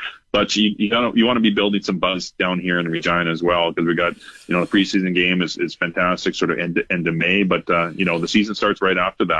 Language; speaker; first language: English; native; English